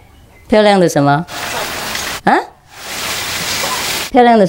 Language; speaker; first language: Chinese; non-native, fluent; Vietnamese